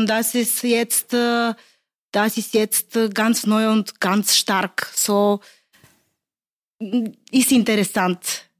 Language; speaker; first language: German; non-native, learner; Bulgarian